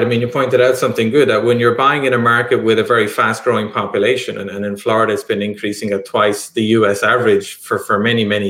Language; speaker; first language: English; native; English